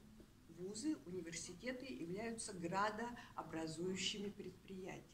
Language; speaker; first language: Russian; native; Russian